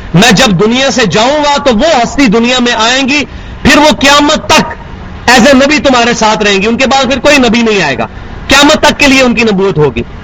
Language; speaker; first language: Urdu; non-native, local second language; Punjabi